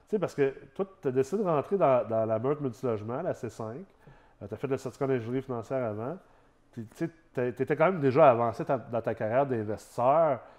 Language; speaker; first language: French; early bilingual, other home language; English